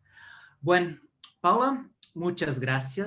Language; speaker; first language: Spanish; non-native, fluent; Portuguese